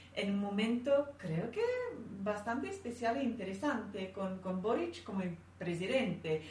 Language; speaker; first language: Spanish; non-native, fluent; English